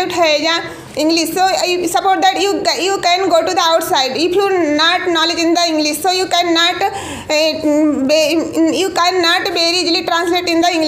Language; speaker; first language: English; non-native, learner; Hindi